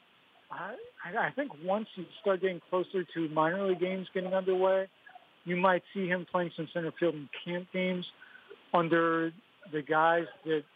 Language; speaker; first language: English; native; English